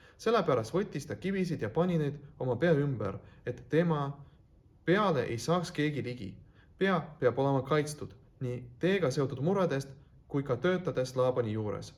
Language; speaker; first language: Estonian; non-native, local second language; Russian